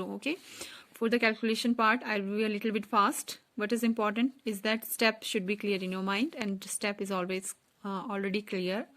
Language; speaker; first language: English; non-native, local second language; Hindi